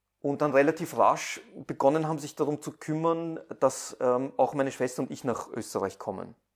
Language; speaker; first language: German; early bilingual, other home language; Persian